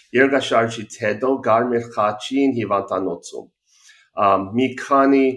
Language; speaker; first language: Armenian; early bilingual, heritage; Armenian